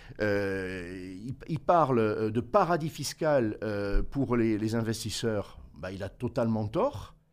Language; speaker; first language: French; native; French